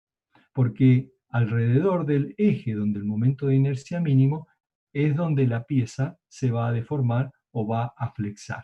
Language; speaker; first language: Spanish; native; Spanish